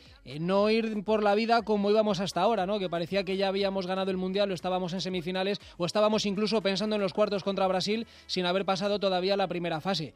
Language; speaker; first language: Spanish; native; Spanish